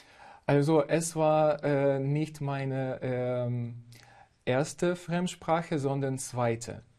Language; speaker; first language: German; non-native, fluent; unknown